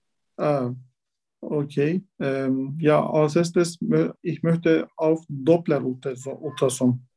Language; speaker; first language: German; non-native, learner; Turkish